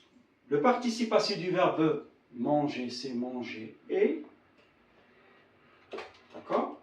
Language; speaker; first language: French; non-native, local second language; Arabic